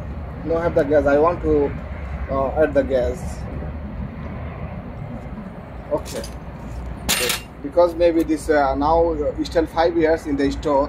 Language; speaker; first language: English; non-native, learner; Bangla